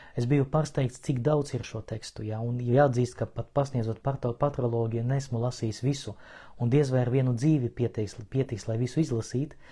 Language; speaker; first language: Latvian; non-native, local second language; Russian